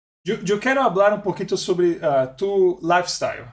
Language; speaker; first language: Spanish; non-native, learner; Portuguese